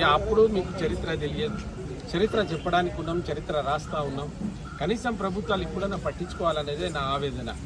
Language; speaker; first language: Telugu; non-native, local second language; Lambadi